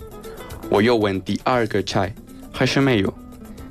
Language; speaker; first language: Chinese; non-native, learner; Spanish